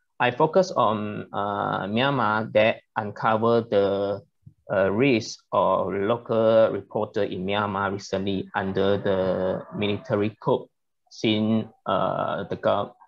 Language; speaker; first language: English; non-native, learner; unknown